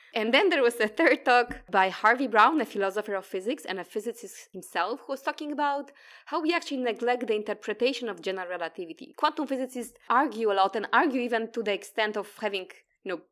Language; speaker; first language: English; non-native, fluent; Polish